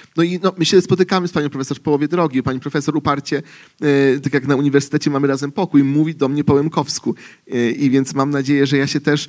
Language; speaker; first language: Polish; native; Polish